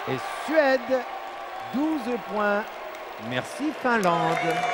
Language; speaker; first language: French; non-native, fluent; Turkish